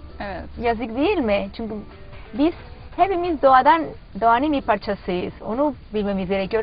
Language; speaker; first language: Turkish; non-native, learner; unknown